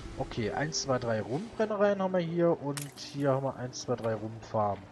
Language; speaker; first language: German; native; German